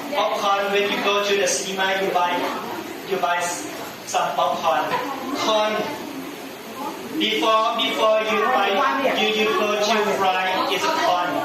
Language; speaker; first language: English; non-native, learner; Thai